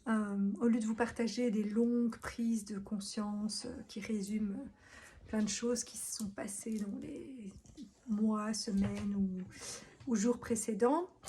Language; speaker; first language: French; native; French